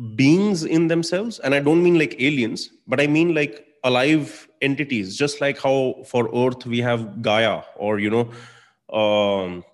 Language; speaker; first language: English; non-native, local second language; Hindi